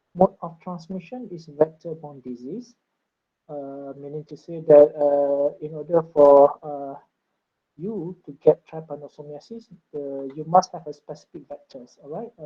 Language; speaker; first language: English; non-native, local second language; Malay